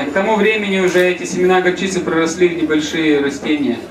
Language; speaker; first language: Russian; native; Russian